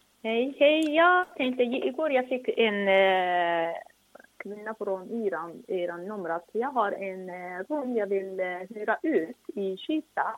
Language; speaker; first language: Swedish; non-native, learner; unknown